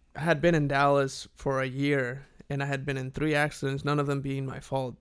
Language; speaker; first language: English; non-native, fluent; Spanish